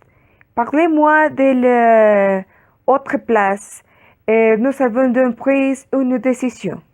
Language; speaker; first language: French; non-native, learner; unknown